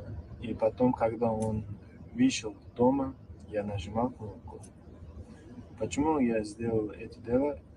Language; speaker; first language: Russian; non-native, learner; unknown